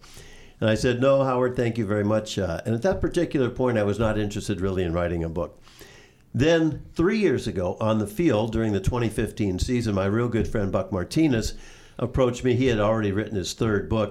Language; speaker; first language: English; native; English